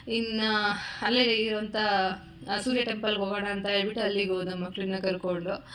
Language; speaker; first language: Kannada; native; Kannada